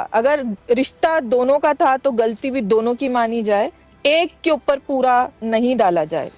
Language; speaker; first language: Hindi; native; Hindi